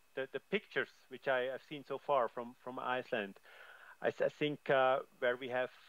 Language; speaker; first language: English; non-native, fluent; German